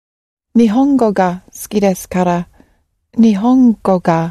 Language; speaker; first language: Japanese; non-native, learner; English